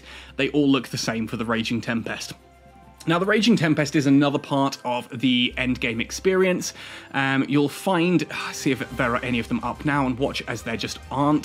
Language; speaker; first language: English; native; English